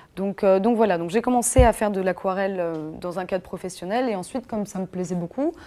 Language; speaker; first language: French; native; French